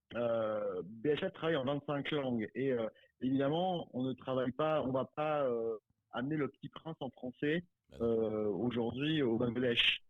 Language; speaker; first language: French; native; French